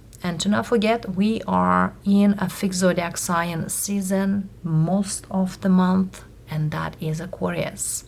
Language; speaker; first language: English; non-native, fluent; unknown